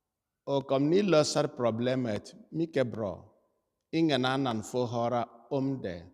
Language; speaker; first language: Swedish; non-native, fluent; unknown